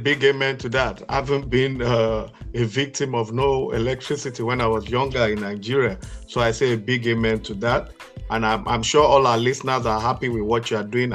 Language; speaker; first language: English; non-native, local second language; Yoruba